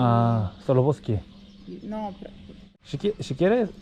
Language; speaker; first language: Spanish; non-native, learner; Korean